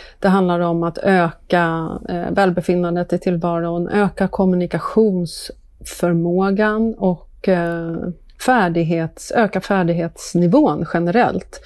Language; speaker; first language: Swedish; native; Swedish